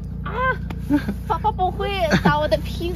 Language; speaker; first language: Chinese; non-native, fluent; Ukrainian